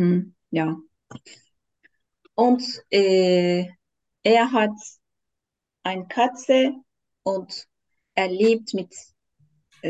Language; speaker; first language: German; non-native, learner; Turkish